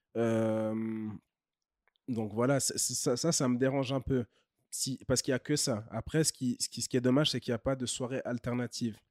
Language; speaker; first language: French; early bilingual, other home language; Kinyarwanda